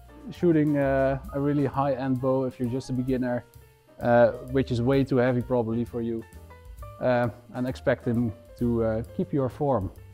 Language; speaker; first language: English; non-native, fluent; Dutch